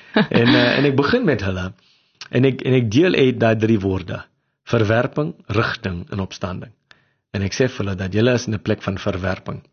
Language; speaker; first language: Afrikaans; non-native, local second language; English